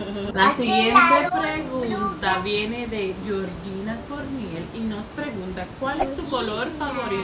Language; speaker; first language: Spanish; native; Spanish